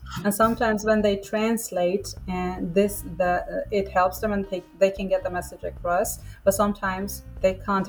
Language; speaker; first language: English; non-native, fluent; Persian